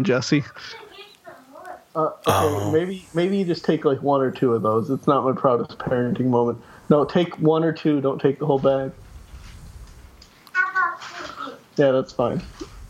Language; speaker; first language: English; native; English